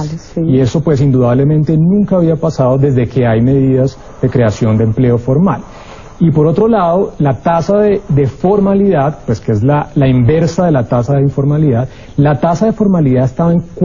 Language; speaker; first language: Spanish; native; Spanish